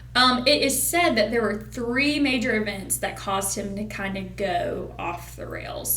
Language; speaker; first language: English; native; English